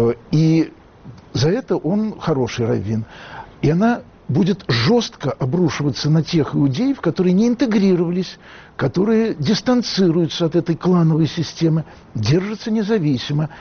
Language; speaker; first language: Russian; native; Russian